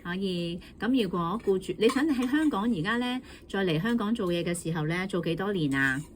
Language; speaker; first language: Cantonese; native; Cantonese